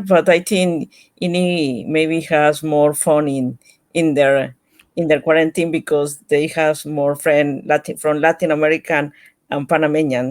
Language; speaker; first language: English; non-native, learner; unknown